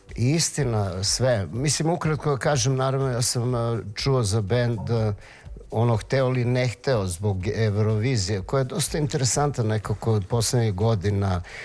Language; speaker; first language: Serbian; early bilingual, heritage; Serbian